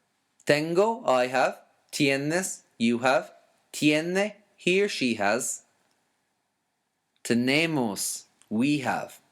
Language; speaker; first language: Spanish; non-native, fluent; English